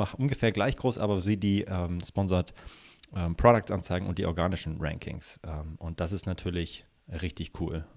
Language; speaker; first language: German; native; German